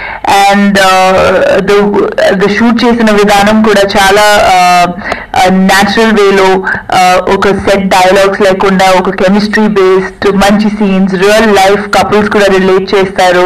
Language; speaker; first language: Telugu; non-native, fluent; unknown